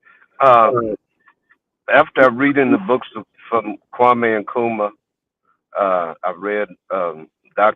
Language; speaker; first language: English; native; English